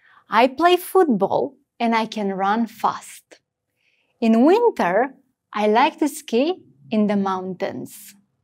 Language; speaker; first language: English; non-native, fluent; Romanian